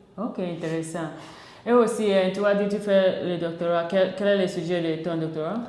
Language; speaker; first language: French; non-native, learner; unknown